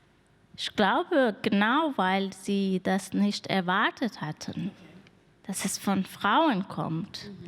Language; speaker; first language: German; non-native, fluent; Persian